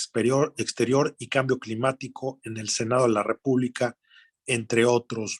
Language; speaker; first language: Spanish; native; Spanish